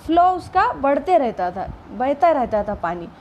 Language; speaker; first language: Hindi; non-native, local second language; Marathi